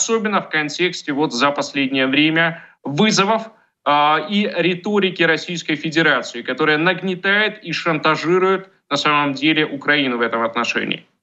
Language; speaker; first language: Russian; native; Russian